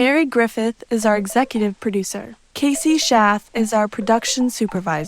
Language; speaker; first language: English; native; English